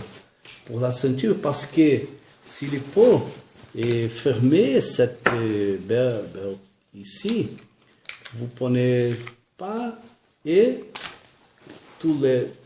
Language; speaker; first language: French; non-native, learner; Portuguese